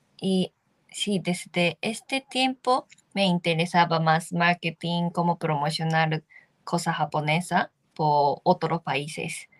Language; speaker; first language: Spanish; non-native, learner; Japanese